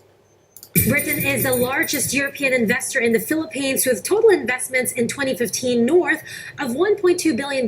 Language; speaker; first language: English; non-native, local second language; Filipino